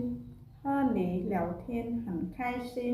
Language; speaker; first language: Chinese; non-native, fluent; Khmer